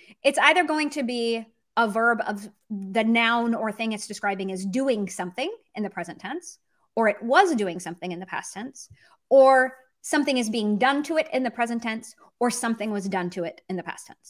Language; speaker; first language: English; native; English